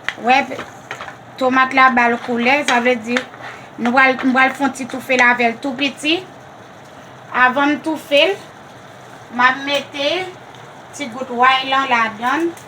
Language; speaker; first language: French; non-native, learner; Haitian Creole